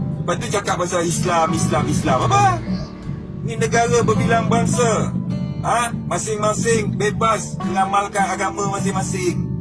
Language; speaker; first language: Malay; native; Malay